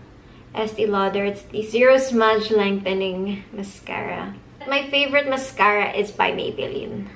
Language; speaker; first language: English; non-native, local second language; Filipino